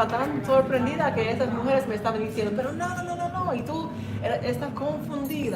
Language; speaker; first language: Spanish; non-native, learner; English